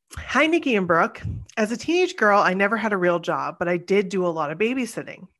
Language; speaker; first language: English; native; English